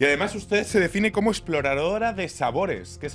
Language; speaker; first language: Spanish; native; Spanish